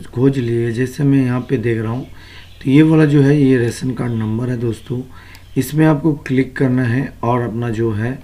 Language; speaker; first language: Hindi; non-native, local second language; Bangla